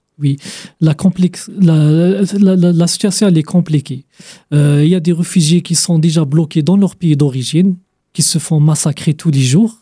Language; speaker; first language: French; non-native, fluent; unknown